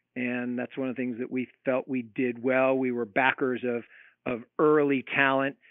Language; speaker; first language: English; native; English